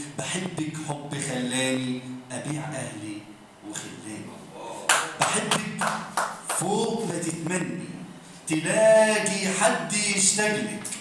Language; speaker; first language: Arabic; native; Arabic